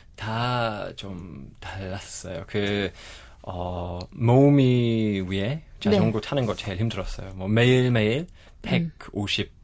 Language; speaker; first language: Korean; non-native, learner; English